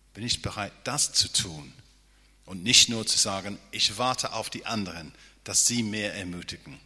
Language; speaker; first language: German; non-native, fluent; English